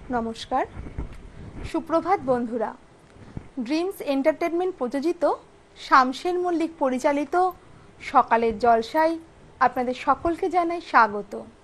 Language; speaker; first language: Bangla; native; Bangla